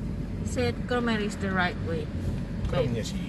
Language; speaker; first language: English; non-native, learner; Indonesian